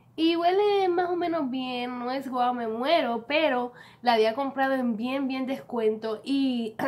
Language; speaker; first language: Spanish; native; Spanish